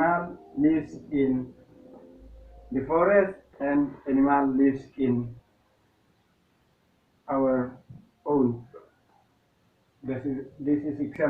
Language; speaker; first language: English; non-native, learner; Indonesian